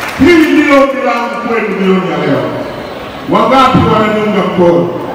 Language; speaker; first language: Swahili; native; Swahili